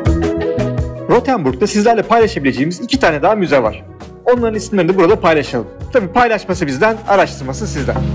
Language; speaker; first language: Turkish; native; Turkish